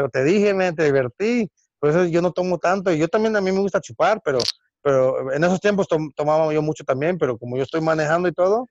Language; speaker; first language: Spanish; early bilingual, heritage; Spanish